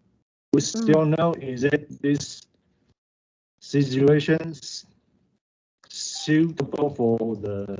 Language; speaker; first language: English; non-native, learner; Chinese